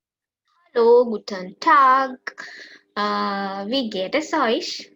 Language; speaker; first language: German; non-native, learner; Sinhala